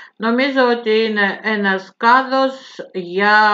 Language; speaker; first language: Greek; non-native, fluent; Russian